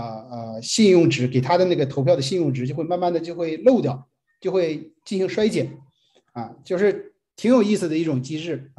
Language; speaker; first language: Chinese; native; Chinese